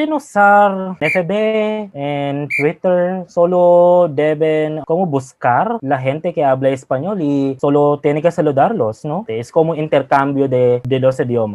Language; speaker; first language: Spanish; non-native, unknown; Filipino